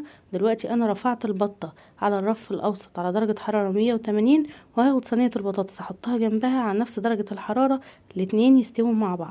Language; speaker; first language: Arabic; native; Arabic